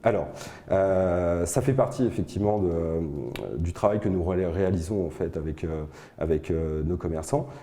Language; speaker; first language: French; native; French